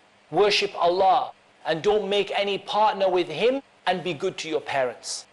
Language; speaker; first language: English; native; English